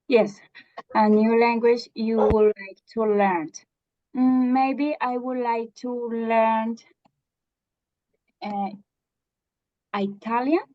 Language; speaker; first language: English; non-native, learner; Spanish